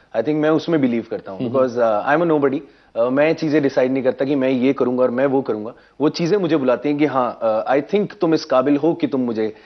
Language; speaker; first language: Hindi; native; Hindi